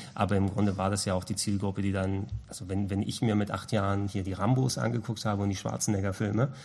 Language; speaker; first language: German; non-native, local second language; Greek